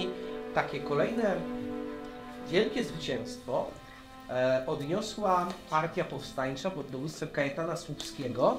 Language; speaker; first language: Polish; native; Polish